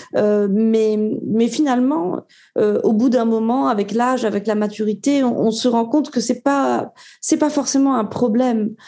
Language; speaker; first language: French; native; French